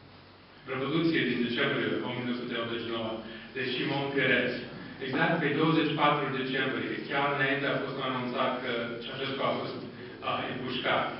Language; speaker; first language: Romanian; non-native, fluent; English